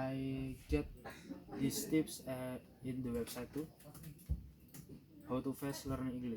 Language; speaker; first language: English; non-native, learner; Indonesian